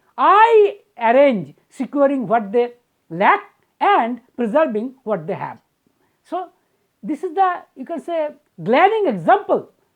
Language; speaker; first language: English; non-native, local second language; Bangla